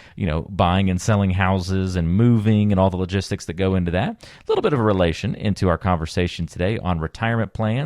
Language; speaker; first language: English; native; English